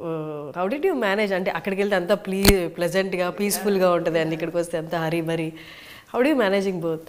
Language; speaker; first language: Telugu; native; Telugu